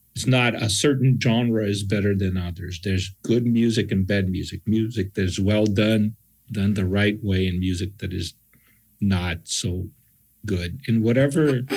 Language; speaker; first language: English; non-native, fluent; Portuguese